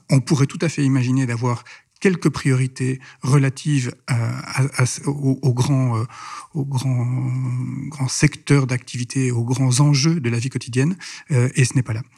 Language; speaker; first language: French; native; French